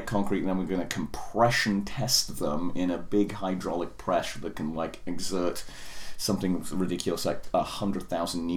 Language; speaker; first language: English; native; English